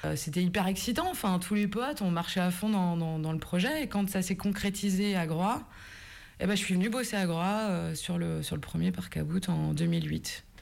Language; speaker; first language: French; native; French